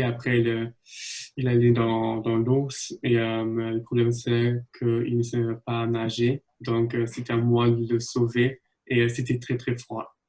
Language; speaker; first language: French; non-native, fluent; German